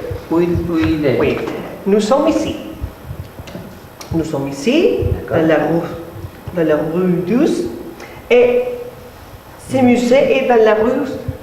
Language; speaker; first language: French; non-native, learner; Spanish